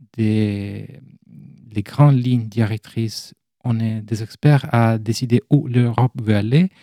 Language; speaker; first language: French; non-native, fluent; Italian